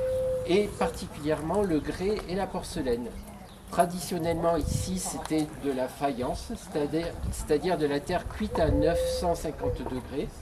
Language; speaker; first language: French; native; French